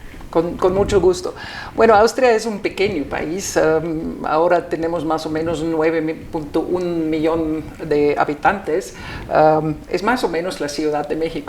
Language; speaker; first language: Spanish; non-native, fluent; German